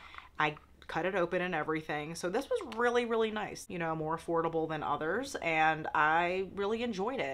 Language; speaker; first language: English; native; English